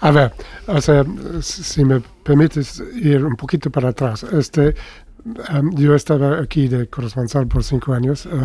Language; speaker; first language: Spanish; non-native, fluent; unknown